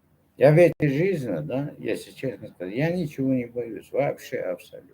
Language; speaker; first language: Russian; non-native, local second language; Turkmen